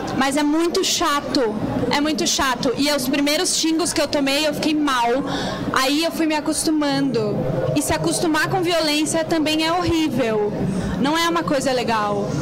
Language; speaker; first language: Portuguese; native; Portuguese